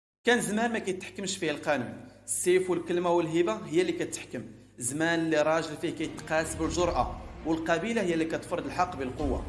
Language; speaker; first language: Arabic; native; Arabic